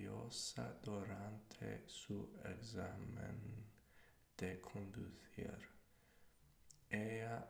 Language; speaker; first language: Spanish; non-native, learner; English